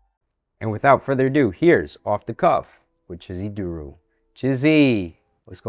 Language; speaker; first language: English; native; English